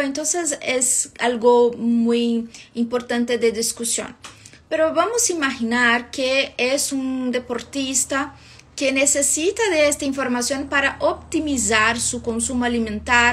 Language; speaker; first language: Spanish; non-native, fluent; Portuguese